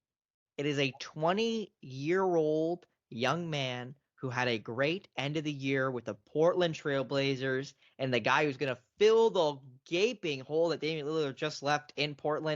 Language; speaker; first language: English; native; English